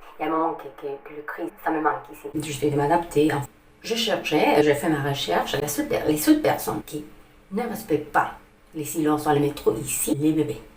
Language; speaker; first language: French; non-native, fluent; Spanish